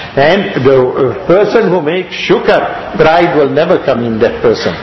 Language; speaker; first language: English; native; English